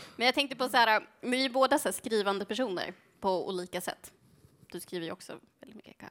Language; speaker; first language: Swedish; early bilingual, other home language; Spanish